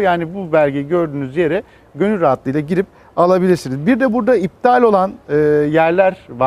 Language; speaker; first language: Turkish; native; Turkish